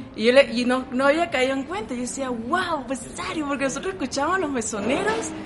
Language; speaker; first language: Spanish; native; Spanish